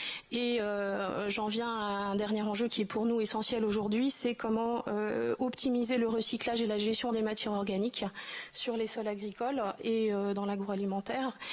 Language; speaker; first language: French; native; French